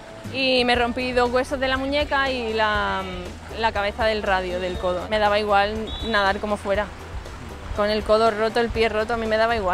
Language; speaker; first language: Spanish; native; Spanish